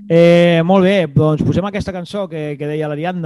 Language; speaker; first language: Catalan; native; Catalan